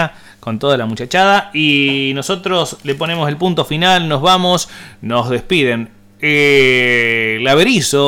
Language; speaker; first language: Spanish; native; Spanish